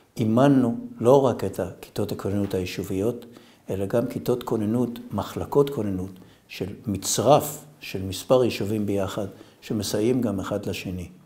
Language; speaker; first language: Hebrew; native; Hebrew